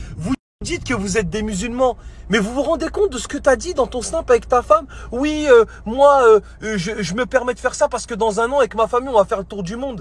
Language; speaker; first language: French; native; French